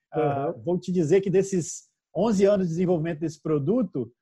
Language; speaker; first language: Portuguese; native; Portuguese